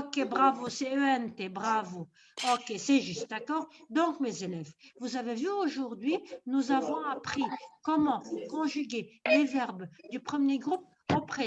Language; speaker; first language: French; non-native, local second language; Arabic